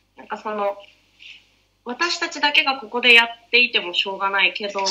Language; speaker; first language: Japanese; native; Japanese